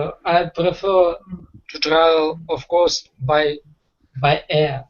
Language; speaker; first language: English; non-native, learner; Russian